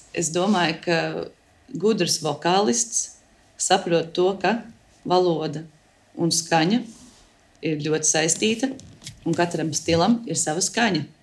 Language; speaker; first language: Latvian; early bilingual, heritage; Latvian